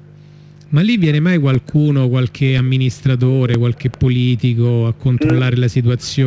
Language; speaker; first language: Italian; native; Italian